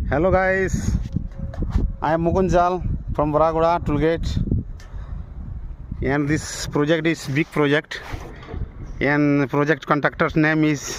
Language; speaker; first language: English; non-native, learner; Odia